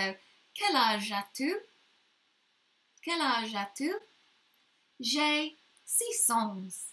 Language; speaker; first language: French; non-native, learner; English